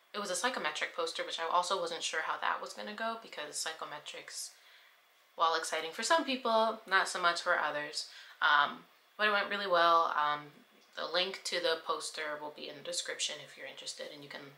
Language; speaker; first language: English; native; English